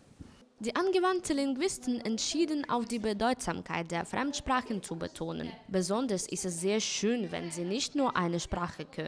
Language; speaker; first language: German; non-native, fluent; Ukrainian